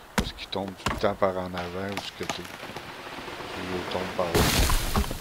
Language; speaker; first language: French; native; French